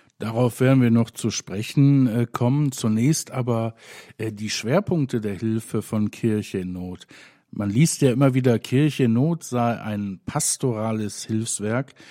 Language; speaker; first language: German; native; German